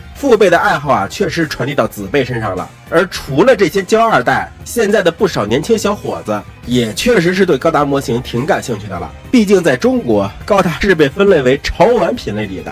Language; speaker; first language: Chinese; native; Chinese